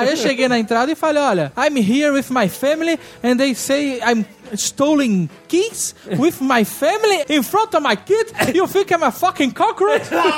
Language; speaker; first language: English; non-native, learner; Portuguese